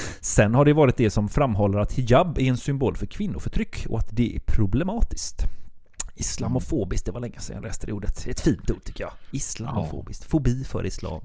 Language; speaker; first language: Swedish; native; Swedish